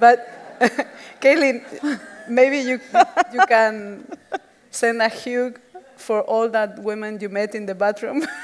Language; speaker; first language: English; non-native, fluent; Spanish